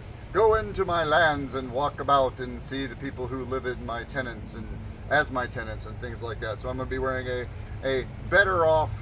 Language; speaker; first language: English; native; English